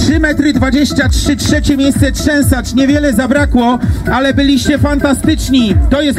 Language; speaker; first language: Polish; native; Polish